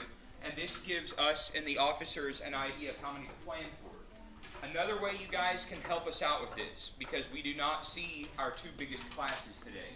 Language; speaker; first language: English; native; English